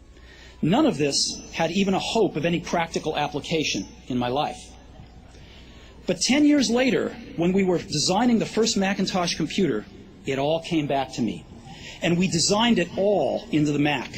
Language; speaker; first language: English; native; English